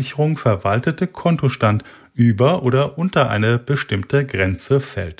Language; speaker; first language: German; native; German